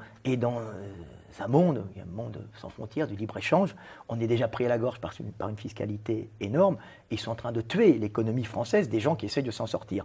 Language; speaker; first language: French; native; French